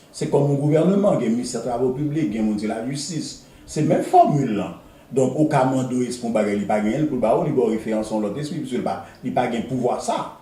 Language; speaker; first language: Haitian Creole; native; Haitian Creole